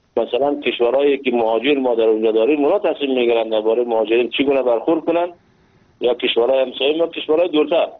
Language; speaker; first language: Persian; native; Persian